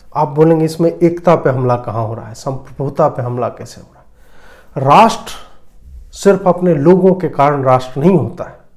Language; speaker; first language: Hindi; native; Hindi